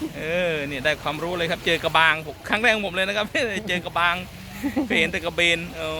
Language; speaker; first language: Thai; native; Thai